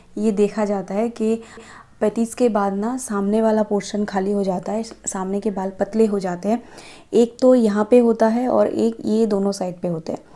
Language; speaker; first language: Hindi; non-native, local second language; Bangla